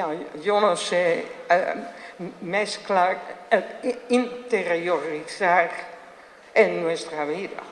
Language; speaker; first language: Spanish; non-native, fluent; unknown